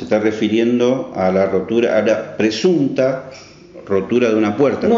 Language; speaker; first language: Spanish; native; Spanish